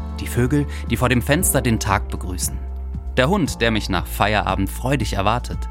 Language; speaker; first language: German; native; German